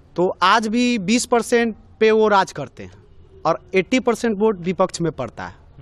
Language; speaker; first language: Hindi; native; Hindi